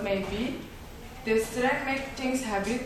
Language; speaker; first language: English; non-native, learner; Indonesian